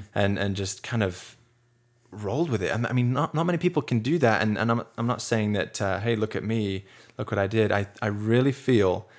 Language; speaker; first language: English; native; English